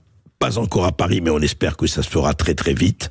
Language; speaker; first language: French; native; French